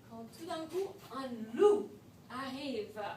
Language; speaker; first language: French; non-native, fluent; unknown